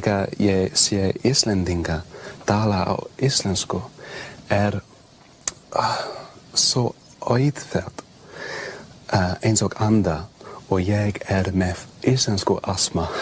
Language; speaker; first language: Icelandic; non-native, learner; English